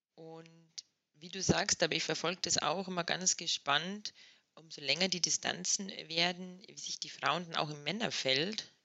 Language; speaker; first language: German; native; German